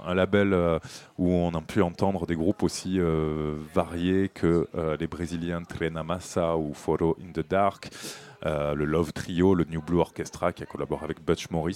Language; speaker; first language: French; native; French